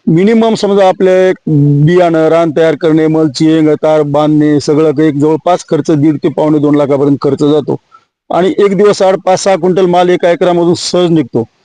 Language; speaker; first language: Marathi; native; Marathi